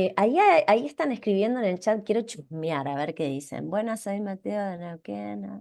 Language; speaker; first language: Spanish; native; Spanish